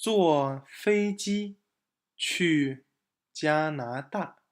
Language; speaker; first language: Chinese; non-native, fluent; English